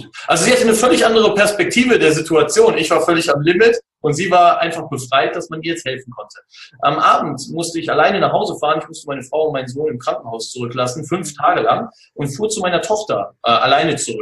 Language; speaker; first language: German; native; German